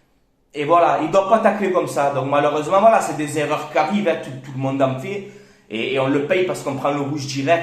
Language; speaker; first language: French; native; French